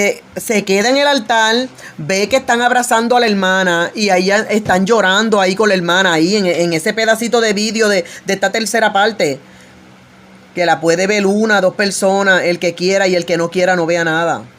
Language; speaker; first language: Spanish; native; Spanish